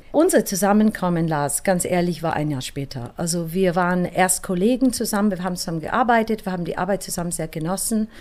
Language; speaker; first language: German; non-native, fluent; English